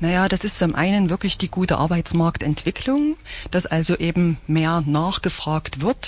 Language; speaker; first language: German; native; German